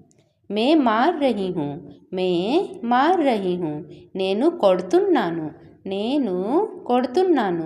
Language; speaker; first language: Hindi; non-native, local second language; Odia